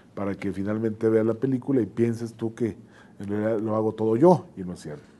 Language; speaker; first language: Spanish; native; Spanish